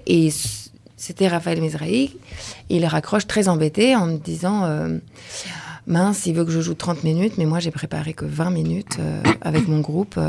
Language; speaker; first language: French; early bilingual, other home language; Lithuanian